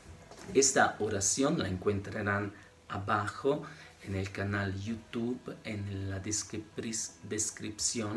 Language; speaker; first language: Spanish; non-native, fluent; Italian